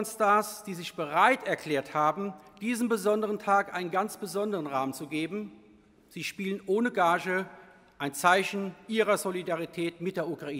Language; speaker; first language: German; native; German